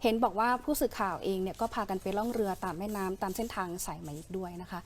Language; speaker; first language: Thai; native; Thai